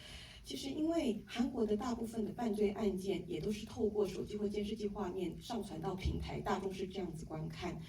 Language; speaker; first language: Chinese; native; Chinese